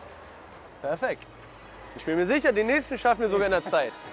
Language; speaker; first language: German; native; German